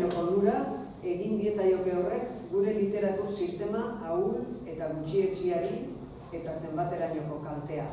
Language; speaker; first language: Basque; native; Basque